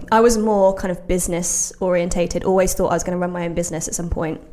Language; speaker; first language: English; native; English